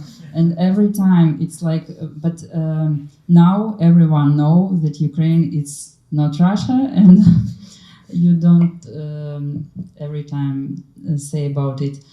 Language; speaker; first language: English; non-native, learner; Ukrainian